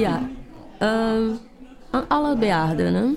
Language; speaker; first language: Dutch; non-native, learner; Portuguese